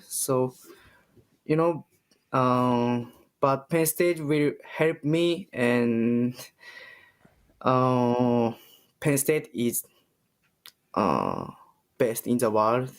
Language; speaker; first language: English; non-native, learner; Japanese